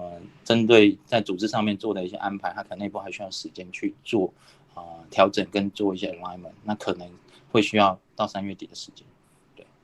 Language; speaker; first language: Chinese; native; Chinese